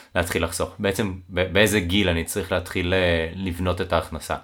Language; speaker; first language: Hebrew; native; Hebrew